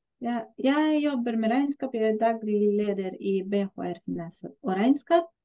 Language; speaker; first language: Norwegian; non-native, fluent; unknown